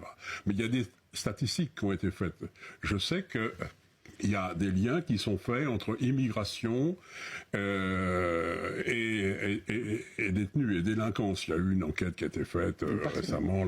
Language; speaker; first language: French; native; French